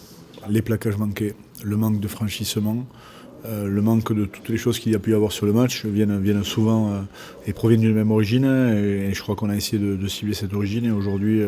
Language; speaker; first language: French; native; French